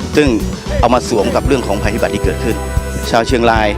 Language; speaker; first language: Thai; native; Thai